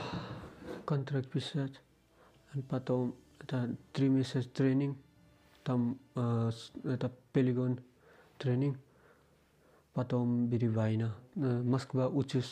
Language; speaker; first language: Russian; non-native, learner; Nepali